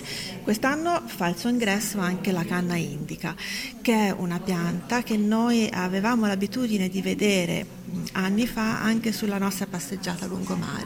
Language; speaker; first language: Italian; native; Italian